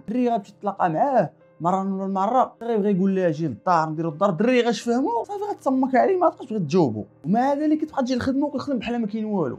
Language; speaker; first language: Arabic; native; Arabic